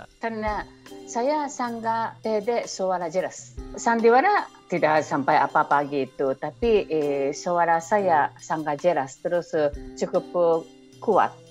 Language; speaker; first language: Indonesian; non-native, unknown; Japanese